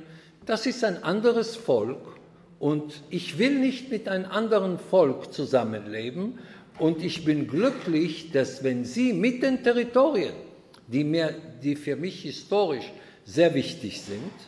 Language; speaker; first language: German; non-native, fluent; Hebrew